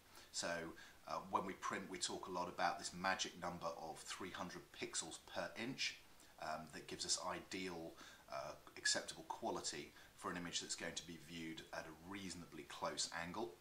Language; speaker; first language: English; native; English